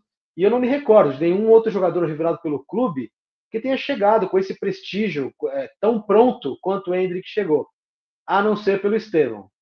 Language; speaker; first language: Portuguese; native; Portuguese